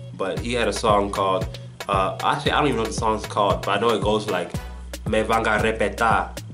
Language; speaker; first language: English; native; English